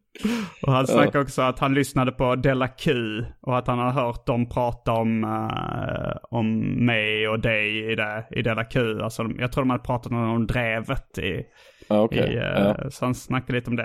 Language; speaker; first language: Swedish; native; Swedish